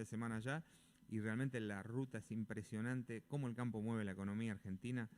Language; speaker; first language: Spanish; native; Spanish